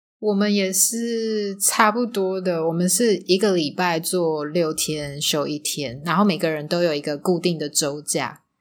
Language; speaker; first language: Chinese; native; Chinese